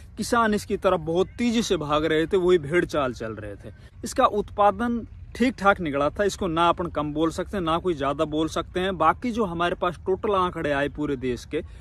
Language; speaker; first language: Hindi; native; Hindi